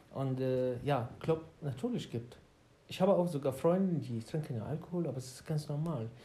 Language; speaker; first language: German; non-native, learner; Arabic